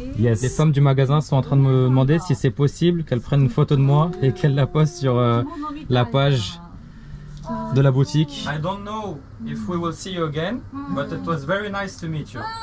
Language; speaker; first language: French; early bilingual, other home language; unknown